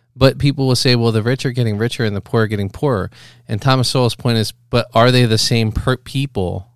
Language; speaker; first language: English; native; English